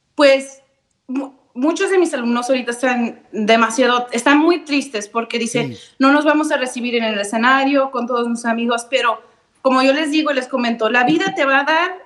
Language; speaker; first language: Spanish; native; Spanish